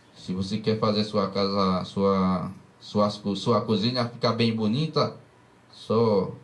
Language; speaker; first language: Portuguese; non-native, learner; Haitian Creole